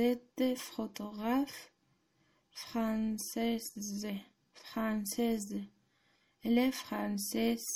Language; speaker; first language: French; non-native, learner; Spanish